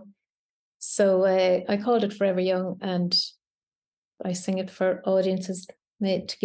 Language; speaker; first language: English; native; English